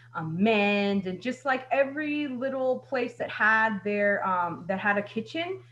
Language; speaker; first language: English; native; English